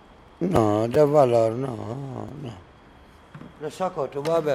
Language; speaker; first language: Spanish; non-native, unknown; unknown